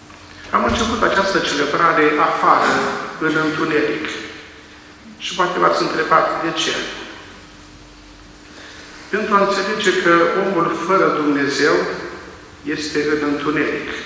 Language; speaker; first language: Romanian; native; Romanian